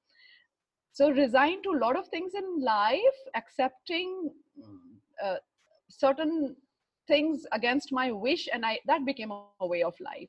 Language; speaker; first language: English; non-native, local second language; Hindi